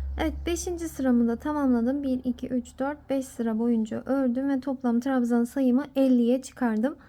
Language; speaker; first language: Turkish; native; Turkish